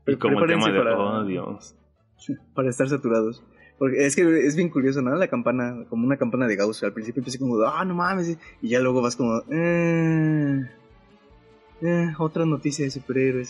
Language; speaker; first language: Spanish; native; Spanish